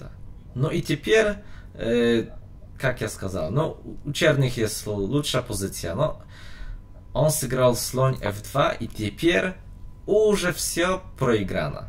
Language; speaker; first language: Russian; non-native, learner; Polish